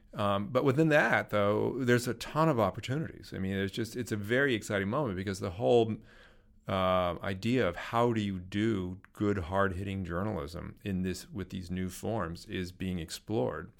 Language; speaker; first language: English; native; English